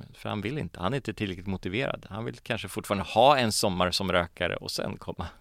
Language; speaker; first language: Swedish; early bilingual, other home language; Polish